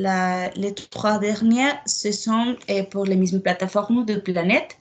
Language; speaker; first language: French; non-native, learner; Spanish